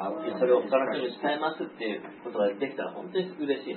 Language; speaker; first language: Japanese; native; Japanese